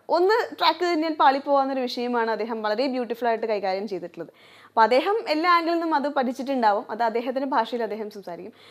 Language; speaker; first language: Malayalam; native; Malayalam